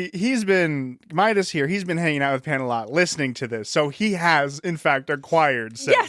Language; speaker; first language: English; native; English